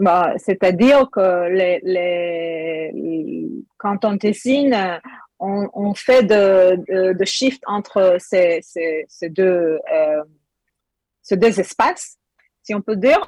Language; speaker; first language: French; non-native, learner; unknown